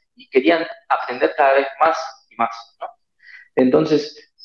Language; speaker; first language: Spanish; native; Spanish